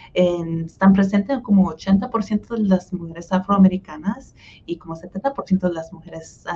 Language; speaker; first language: Spanish; early bilingual, heritage; Spanish